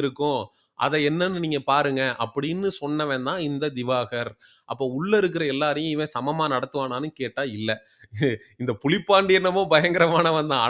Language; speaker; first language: Tamil; native; Tamil